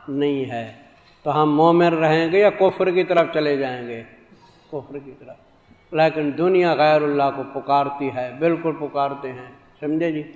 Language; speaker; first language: Urdu; non-native, local second language; Saraiki